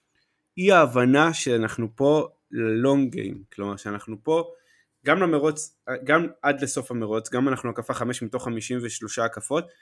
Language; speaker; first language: Hebrew; native; Hebrew